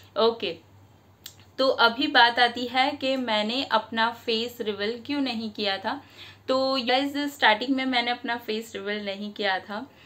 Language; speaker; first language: Hindi; non-native, local second language; Bangla